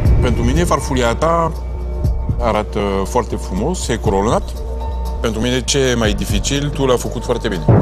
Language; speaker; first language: Romanian; non-native, learner; French